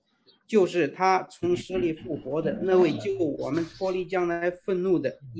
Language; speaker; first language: Chinese; native; Chinese